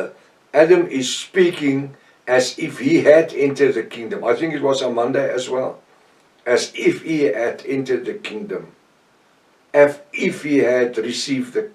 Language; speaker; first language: English; non-native, local second language; Afrikaans